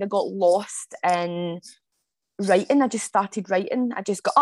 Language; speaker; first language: English; native; English